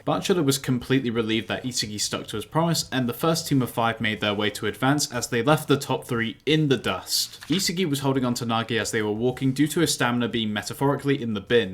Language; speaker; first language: English; native; English